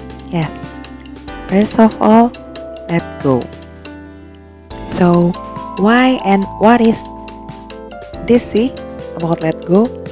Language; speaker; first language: English; non-native, learner; Indonesian